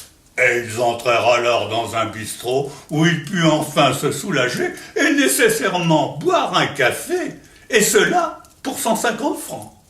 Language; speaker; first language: French; native; French